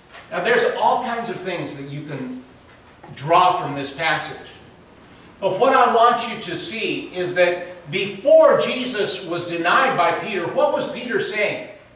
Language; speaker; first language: English; native; English